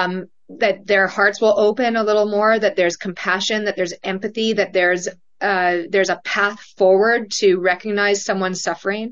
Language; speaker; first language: English; native; English